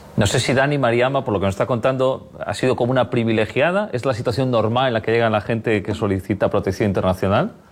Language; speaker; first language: Spanish; native; Spanish